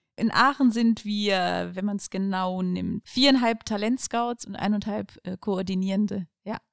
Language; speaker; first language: German; native; German